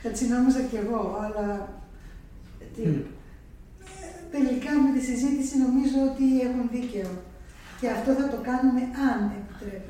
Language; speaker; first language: Greek; native; Greek